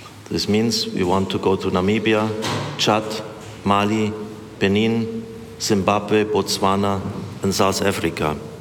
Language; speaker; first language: English; non-native, fluent; German